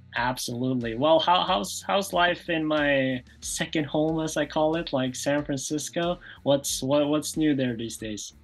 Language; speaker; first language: English; non-native, fluent; Norwegian